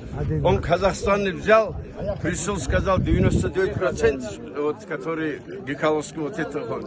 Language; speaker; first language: Russian; non-native, local second language; Chechen